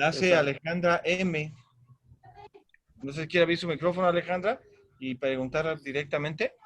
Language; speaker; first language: Spanish; native; Spanish